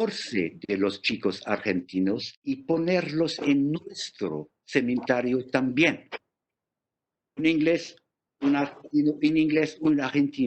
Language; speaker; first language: Spanish; non-native, fluent; English